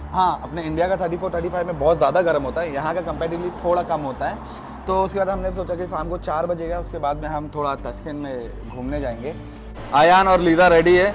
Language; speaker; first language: Hindi; native; Hindi